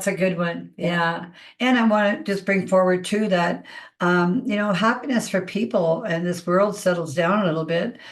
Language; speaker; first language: English; native; English